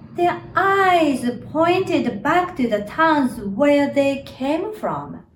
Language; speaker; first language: English; non-native, fluent; Japanese